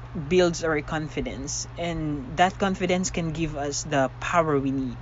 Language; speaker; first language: English; non-native, local second language; Filipino